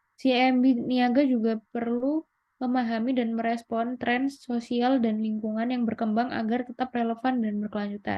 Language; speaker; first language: Indonesian; native; Indonesian